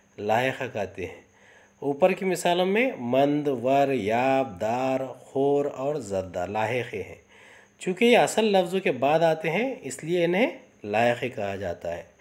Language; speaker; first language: Urdu; native; Urdu